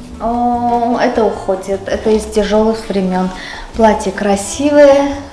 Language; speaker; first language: Russian; non-native, local second language; Armenian